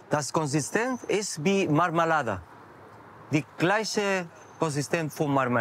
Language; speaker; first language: German; non-native, learner; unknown